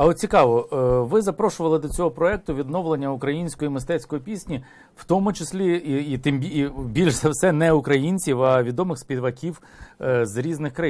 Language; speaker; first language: Ukrainian; native; Ukrainian